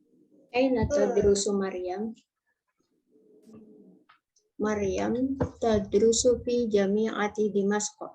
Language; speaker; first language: Arabic; non-native, learner; Indonesian